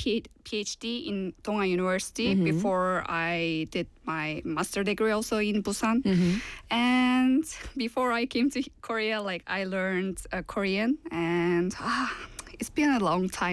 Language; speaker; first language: English; non-native, fluent; Turkish